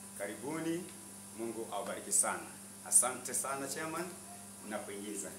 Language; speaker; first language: Swahili; non-native, local second language; Luo (Kenya and Tanzania)